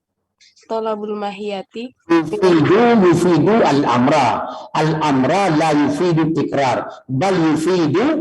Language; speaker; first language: Arabic; non-native, fluent; Indonesian